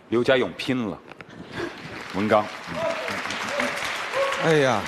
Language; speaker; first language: Chinese; native; Chinese